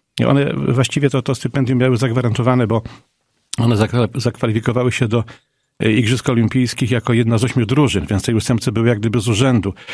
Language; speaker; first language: Polish; native; Polish